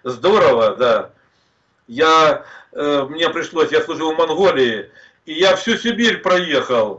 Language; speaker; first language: Russian; native; Russian